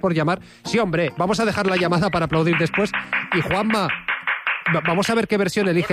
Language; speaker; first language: Spanish; native; Spanish